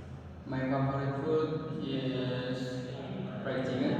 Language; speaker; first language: English; non-native, learner; Indonesian